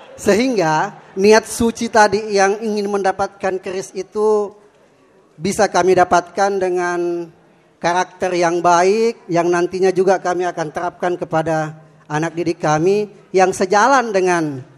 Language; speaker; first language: Indonesian; native; Indonesian